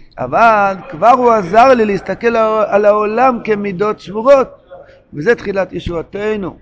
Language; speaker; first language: Hebrew; non-native, local second language; Yiddish